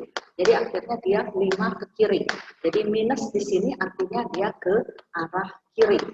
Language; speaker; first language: Indonesian; native; Indonesian